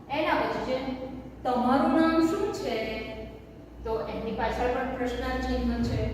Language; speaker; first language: Gujarati; native; Gujarati